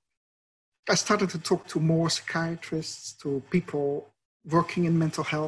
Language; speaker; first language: English; non-native, fluent; Dutch